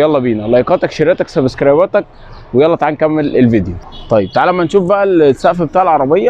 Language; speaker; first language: Arabic; native; Arabic